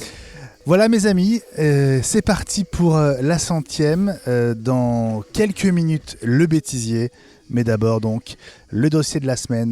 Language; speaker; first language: French; native; French